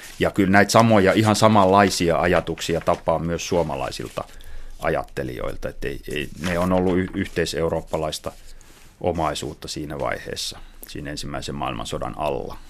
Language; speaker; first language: Finnish; native; Finnish